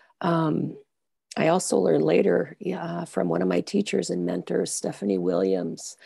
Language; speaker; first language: English; native; English